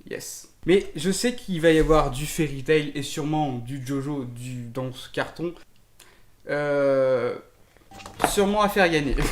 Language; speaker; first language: French; native; French